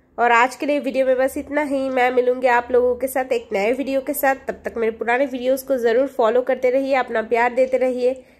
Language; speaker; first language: Hindi; non-native, local second language; Bangla